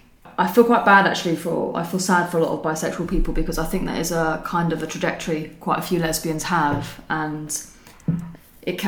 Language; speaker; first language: English; native; English